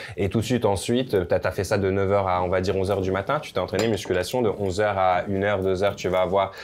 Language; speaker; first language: French; native; French